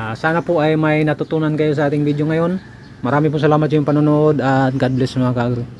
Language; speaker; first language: Filipino; non-native, local second language; Cebuano